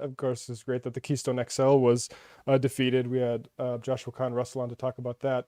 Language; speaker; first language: English; native; English